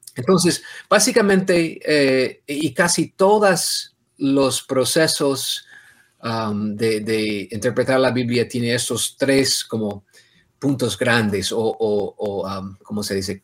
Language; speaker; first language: Spanish; non-native, fluent; English